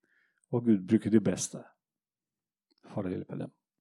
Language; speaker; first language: Norwegian; non-native, fluent; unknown